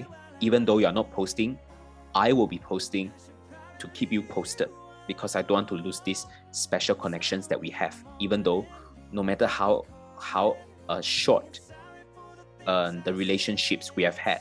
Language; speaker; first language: English; non-native, local second language; Chinese